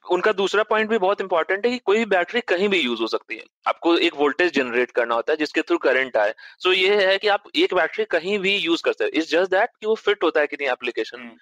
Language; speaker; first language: Hindi; native; Hindi